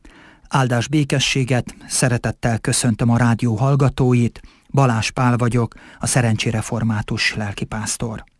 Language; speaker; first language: Hungarian; native; Hungarian